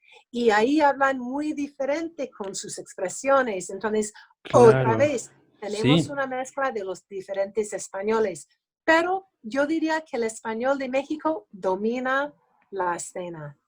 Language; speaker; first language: Spanish; early bilingual, other home language; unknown